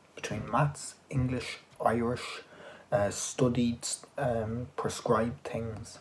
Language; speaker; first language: English; native; English